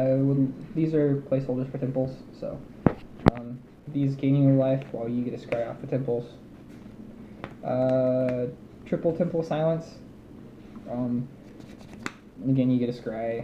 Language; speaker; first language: English; native; English